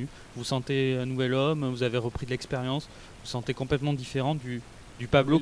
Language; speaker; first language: French; native; French